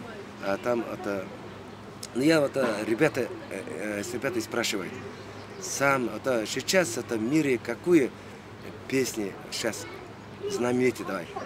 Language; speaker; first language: Russian; non-native, learner; Mongolian